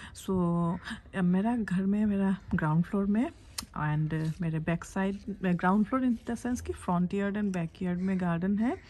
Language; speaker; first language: Hindi; non-native, local second language; Assamese